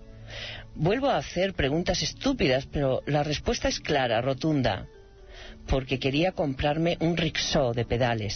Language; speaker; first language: Spanish; native; Spanish